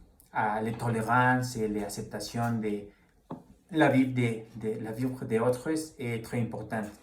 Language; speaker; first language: French; non-native, learner; Spanish